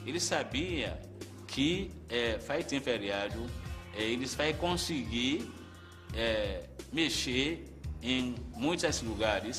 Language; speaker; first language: Portuguese; non-native, fluent; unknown